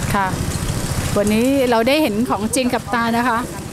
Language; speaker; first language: Thai; native; Thai